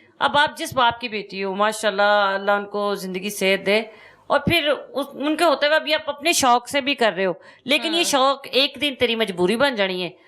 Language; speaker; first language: Urdu; non-native, local second language; Punjabi